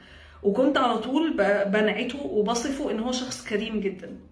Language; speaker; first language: Arabic; native; Arabic